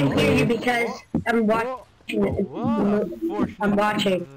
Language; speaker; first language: English; native; English